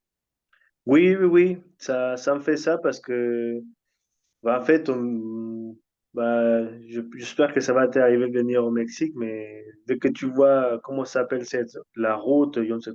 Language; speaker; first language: French; non-native, fluent; Spanish